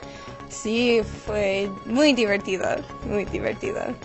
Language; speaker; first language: Spanish; non-native, learner; English